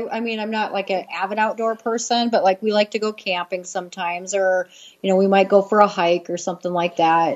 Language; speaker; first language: English; native; English